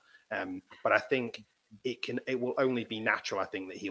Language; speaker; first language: English; native; English